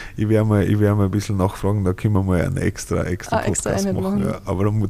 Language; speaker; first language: German; native; German